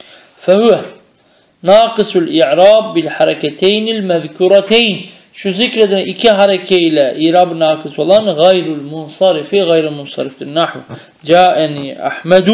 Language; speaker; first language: Arabic; non-native, fluent; Turkish